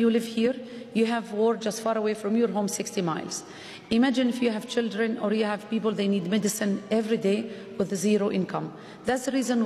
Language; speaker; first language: English; non-native, fluent; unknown